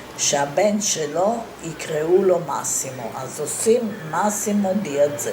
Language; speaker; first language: Hebrew; non-native, fluent; Italian